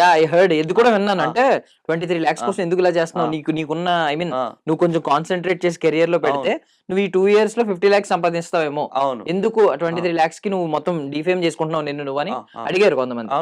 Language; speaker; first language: Telugu; native; Telugu